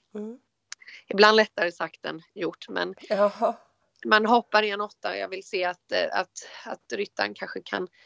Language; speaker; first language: Swedish; native; Swedish